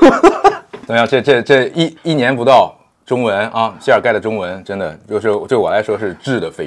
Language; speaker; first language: Chinese; native; Chinese